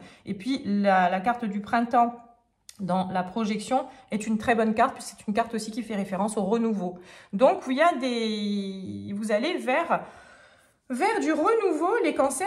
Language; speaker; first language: French; native; French